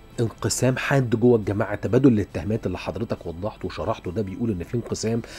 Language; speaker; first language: Arabic; native; Arabic